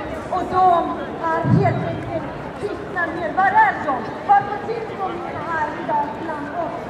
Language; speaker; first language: Swedish; non-native, fluent; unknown